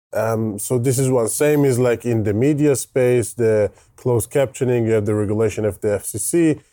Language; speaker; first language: English; non-native, fluent; Hebrew